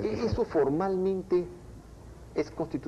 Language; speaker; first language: Spanish; native; Spanish